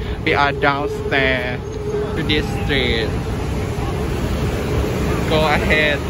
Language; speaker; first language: English; non-native, learner; Thai